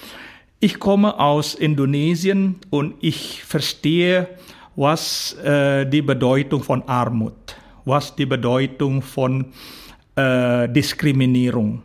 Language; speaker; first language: German; non-native, fluent; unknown